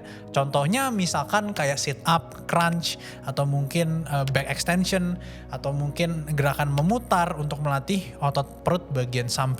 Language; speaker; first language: Indonesian; native; Indonesian